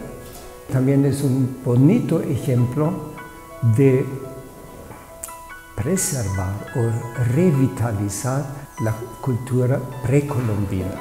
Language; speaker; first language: Spanish; non-native, fluent; German